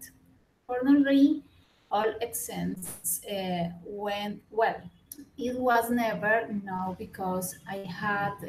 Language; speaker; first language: English; non-native, learner; Spanish